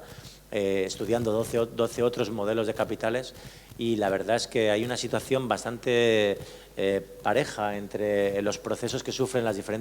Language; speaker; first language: Spanish; native; Spanish